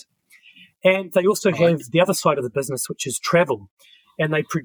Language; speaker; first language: English; native; English